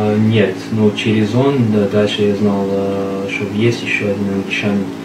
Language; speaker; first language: Russian; non-native, learner; Arabic